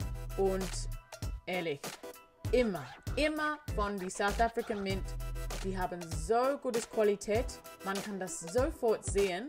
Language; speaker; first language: German; non-native, learner; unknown